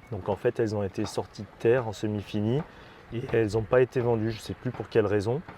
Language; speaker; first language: French; native; French